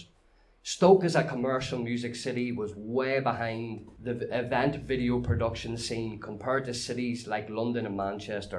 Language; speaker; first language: English; native; English